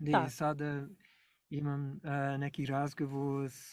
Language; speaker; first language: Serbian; non-native, learner; English